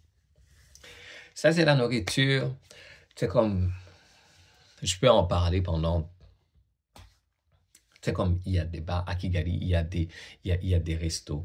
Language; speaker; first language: French; native; French